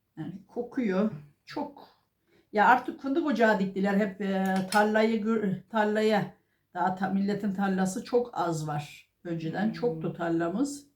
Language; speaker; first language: Turkish; native; Turkish